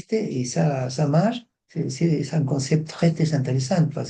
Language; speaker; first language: French; non-native, fluent; Spanish